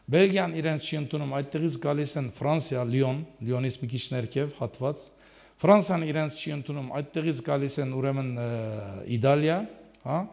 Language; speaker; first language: Armenian; early bilingual, heritage; French